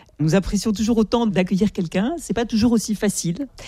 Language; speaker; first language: French; native; French